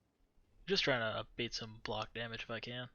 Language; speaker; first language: English; native; English